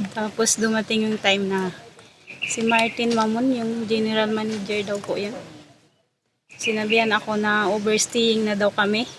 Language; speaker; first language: Filipino; non-native, local second language; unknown